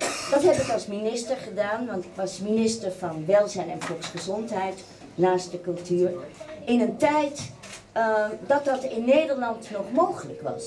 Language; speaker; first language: Dutch; native; Dutch